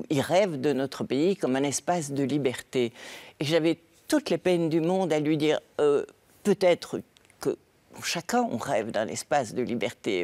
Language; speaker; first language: French; native; French